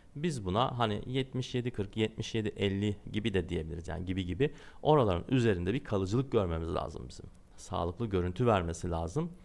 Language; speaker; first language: Turkish; native; Turkish